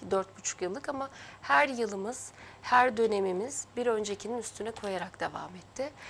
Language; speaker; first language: Turkish; early bilingual, heritage; Turkish